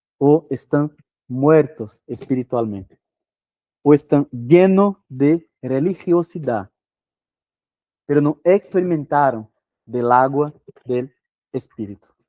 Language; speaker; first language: Spanish; non-native, fluent; Portuguese